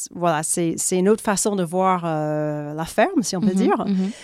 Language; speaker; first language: French; non-native, fluent; English